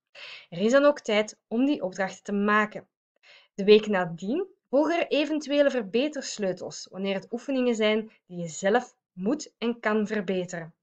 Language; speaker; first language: Dutch; native; Dutch